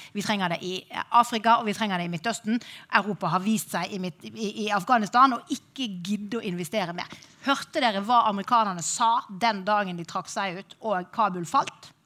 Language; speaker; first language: Norwegian; native; Norwegian